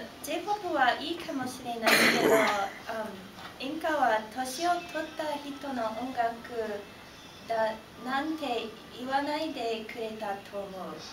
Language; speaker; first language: Japanese; non-native, learner; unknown